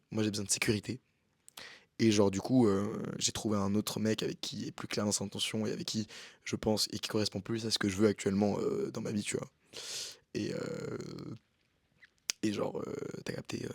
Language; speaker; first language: French; native; French